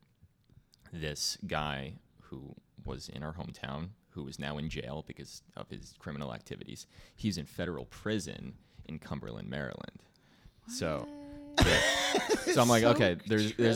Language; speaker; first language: English; native; English